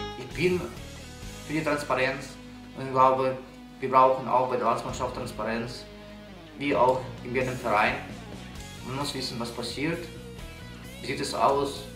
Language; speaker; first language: German; non-native, fluent; Russian